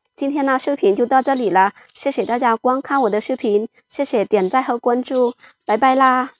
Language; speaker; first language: Chinese; non-native, fluent; Lao